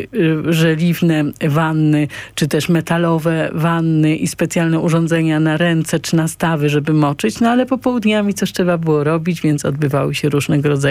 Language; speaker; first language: Polish; native; Polish